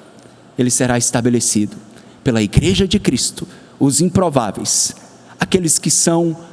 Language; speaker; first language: Portuguese; native; Portuguese